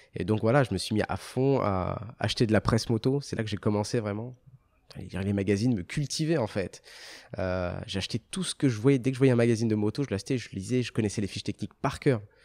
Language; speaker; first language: French; early bilingual, other home language; Arabic